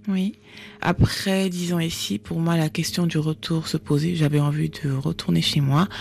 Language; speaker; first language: French; non-native, local second language; Fula